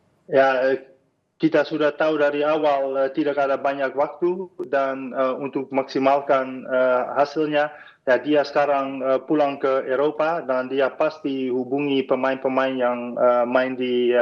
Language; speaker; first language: Indonesian; non-native, fluent; Dutch